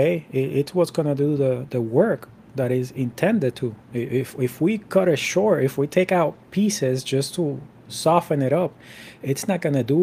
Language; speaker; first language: English; non-native, fluent; Spanish